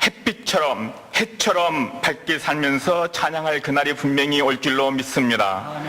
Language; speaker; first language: Korean; native; Korean